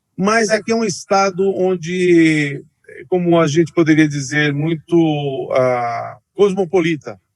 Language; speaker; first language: Portuguese; native; Portuguese